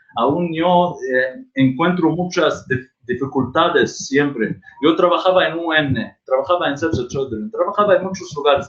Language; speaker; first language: Spanish; non-native, fluent; Arabic